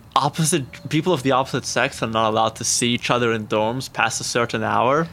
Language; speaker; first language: English; non-native, fluent; Azerbaijani